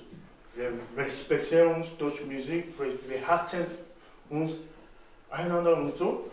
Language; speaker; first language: German; non-native, fluent; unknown